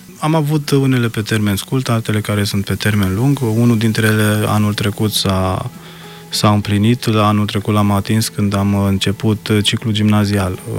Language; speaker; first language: Romanian; early bilingual, heritage; Romanian